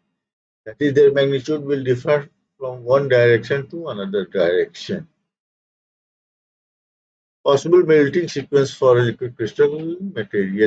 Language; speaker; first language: English; non-native, local second language; Hindi